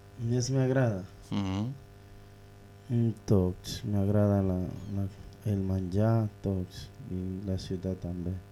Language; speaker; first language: Catalan; non-native, learner; Spanish